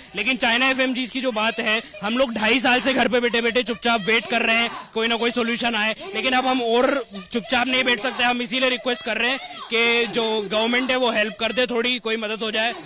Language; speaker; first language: Hindi; native; Hindi